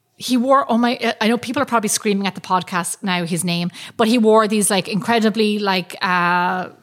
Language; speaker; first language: English; native; English